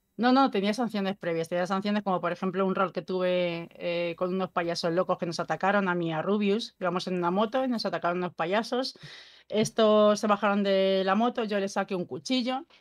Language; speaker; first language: Spanish; native; Spanish